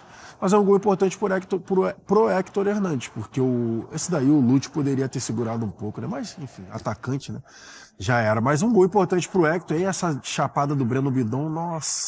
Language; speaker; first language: Portuguese; native; Portuguese